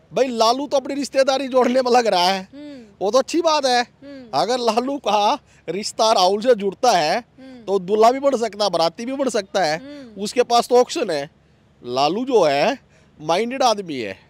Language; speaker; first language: Hindi; native; Hindi